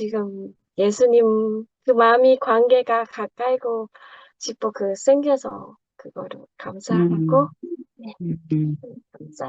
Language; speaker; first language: Korean; non-native, learner; Thai